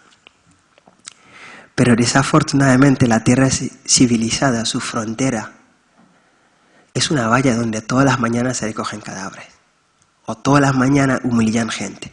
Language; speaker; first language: Spanish; non-native, fluent; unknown